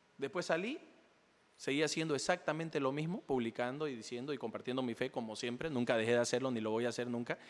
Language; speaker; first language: Spanish; native; Spanish